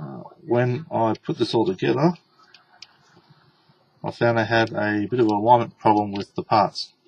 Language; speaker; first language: English; native; English